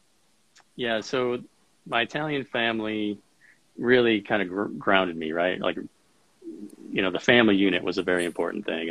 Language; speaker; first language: English; native; English